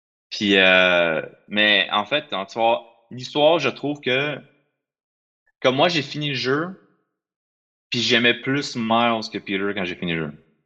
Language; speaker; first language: French; native; French